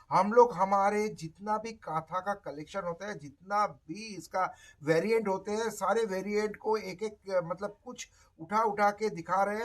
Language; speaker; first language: Hindi; non-native, local second language; Bangla